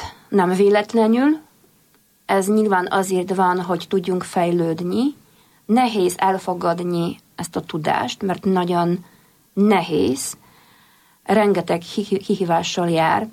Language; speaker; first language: Hungarian; non-native, fluent; Polish